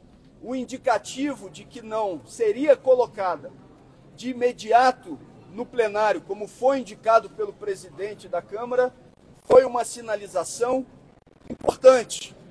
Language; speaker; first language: Portuguese; native; Portuguese